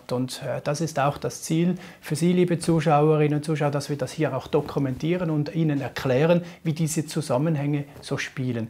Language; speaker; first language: German; native; German